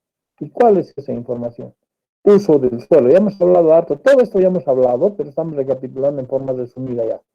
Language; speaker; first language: Spanish; native; Spanish